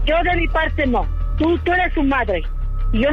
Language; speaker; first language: Spanish; native; Spanish